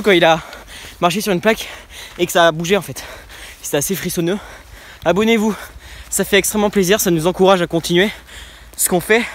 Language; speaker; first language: French; native; French